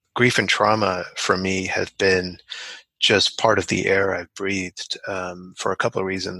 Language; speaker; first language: English; native; English